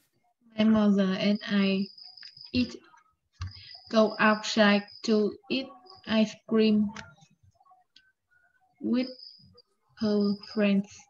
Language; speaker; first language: English; non-native, learner; Vietnamese